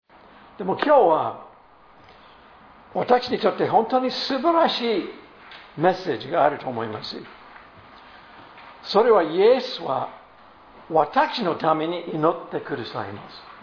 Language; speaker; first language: Japanese; non-native, fluent; English